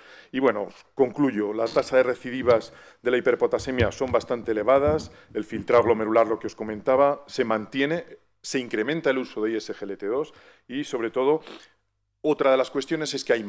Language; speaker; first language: Spanish; native; Spanish